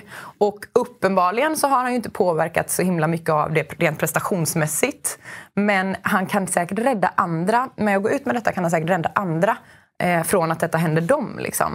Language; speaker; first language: Swedish; native; Swedish